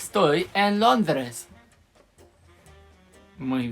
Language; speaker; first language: Spanish; non-native, fluent; English